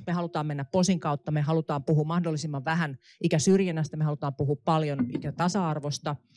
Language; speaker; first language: Finnish; native; Finnish